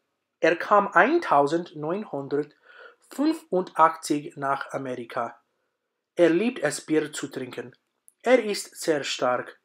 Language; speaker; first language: German; non-native, learner; English